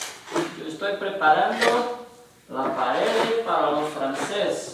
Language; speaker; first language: Spanish; non-native, fluent; Portuguese